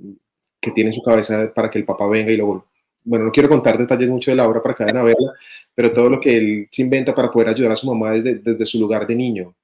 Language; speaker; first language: Spanish; native; Spanish